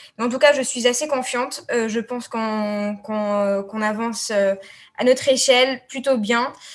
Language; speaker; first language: French; non-native, local second language; Arabic